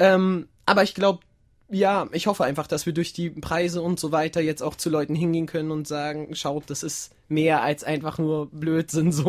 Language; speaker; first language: German; native; German